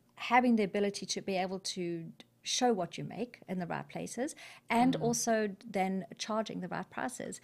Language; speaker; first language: English; native; English